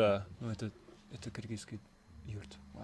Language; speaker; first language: Russian; non-native, learner; English